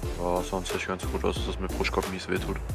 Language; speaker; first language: German; native; German